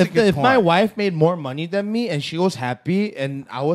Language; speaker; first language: English; native; English